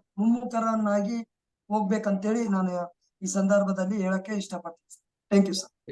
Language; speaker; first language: Kannada; native; Kannada